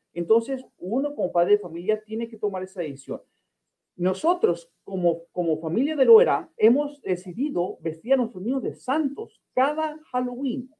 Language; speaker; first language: Spanish; early bilingual, heritage; Spanish